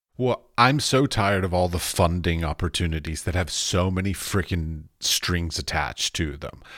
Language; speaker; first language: English; early bilingual, other home language; Finnish